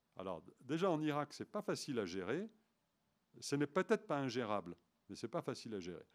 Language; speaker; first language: French; native; French